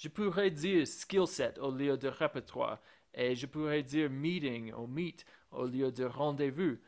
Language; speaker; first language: French; non-native, fluent; English